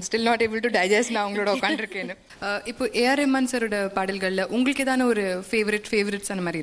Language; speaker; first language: Tamil; native; Tamil